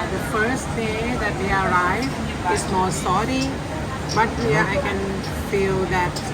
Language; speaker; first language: English; non-native, learner; Thai